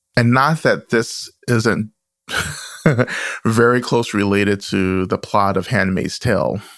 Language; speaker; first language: English; native; English